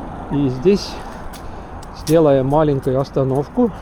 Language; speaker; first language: Russian; non-native, local second language; Estonian